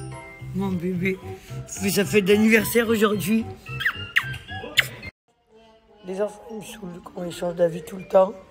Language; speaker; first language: French; native; French